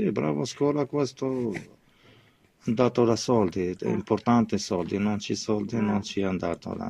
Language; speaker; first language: Italian; non-native, learner; Arabic